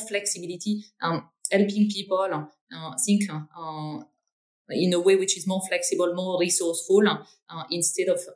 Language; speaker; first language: English; non-native, fluent; French